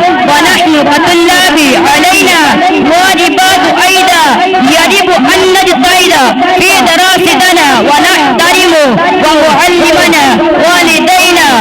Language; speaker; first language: Arabic; non-native, learner; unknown